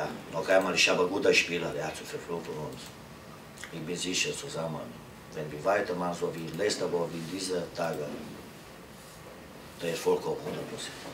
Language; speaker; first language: German; non-native, learner; Romanian